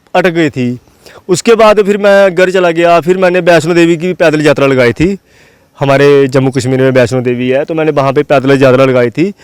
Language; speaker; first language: Hindi; non-native, local second language; Dogri